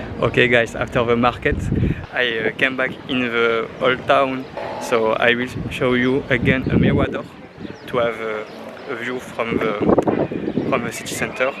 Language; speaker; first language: English; non-native, learner; French